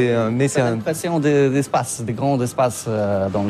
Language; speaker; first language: French; non-native, learner; Polish